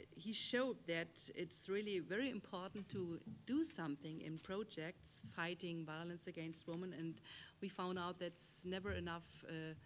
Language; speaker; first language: English; non-native, fluent; German